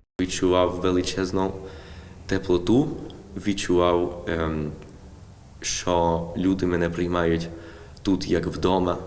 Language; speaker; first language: Ukrainian; early bilingual, heritage; Ukrainian